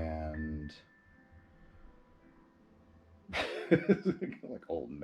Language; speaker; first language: English; native; English